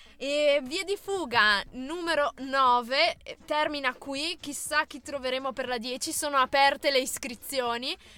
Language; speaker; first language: Italian; native; Italian